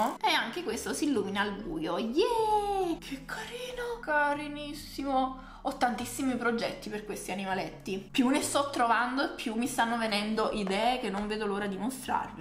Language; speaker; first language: Italian; native; Italian